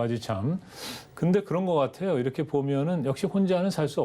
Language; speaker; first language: Korean; native; Korean